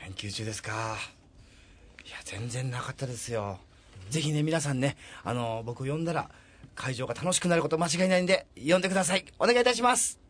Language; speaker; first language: Japanese; native; Japanese